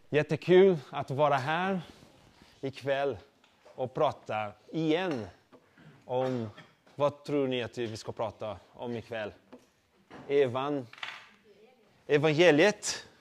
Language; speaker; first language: Swedish; non-native, fluent; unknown